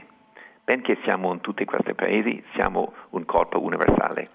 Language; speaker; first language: Italian; non-native, fluent; English